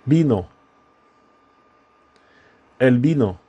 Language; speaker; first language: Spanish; non-native, fluent; Russian